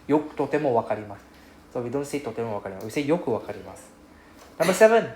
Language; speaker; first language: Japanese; non-native, fluent; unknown